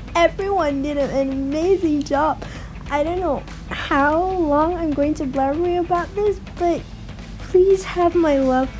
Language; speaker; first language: English; non-native, local second language; Malay